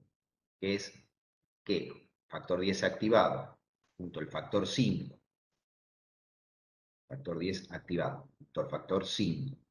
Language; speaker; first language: Spanish; native; Spanish